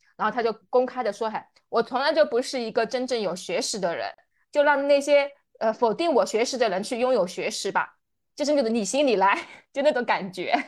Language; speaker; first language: Chinese; native; Chinese